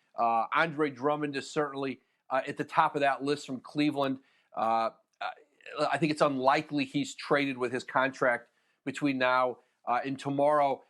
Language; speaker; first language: English; native; English